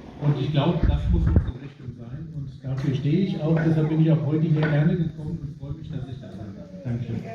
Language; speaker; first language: German; native; German